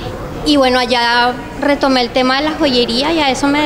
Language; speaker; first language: Spanish; native; Spanish